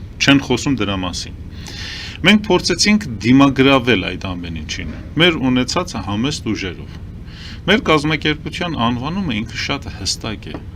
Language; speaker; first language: Armenian; early bilingual, heritage; Armenian